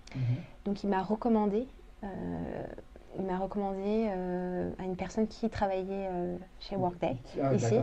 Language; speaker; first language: French; early bilingual, other home language; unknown